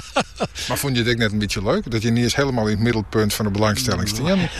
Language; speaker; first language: Dutch; non-native, local second language; Western Frisian